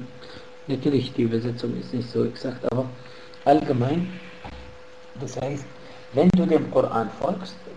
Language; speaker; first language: German; non-native, fluent; Arabic